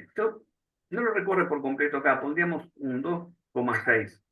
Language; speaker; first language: Spanish; native; Spanish